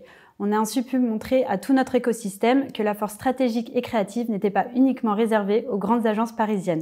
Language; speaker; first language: French; native; French